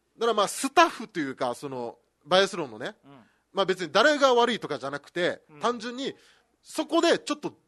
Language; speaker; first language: Japanese; native; Japanese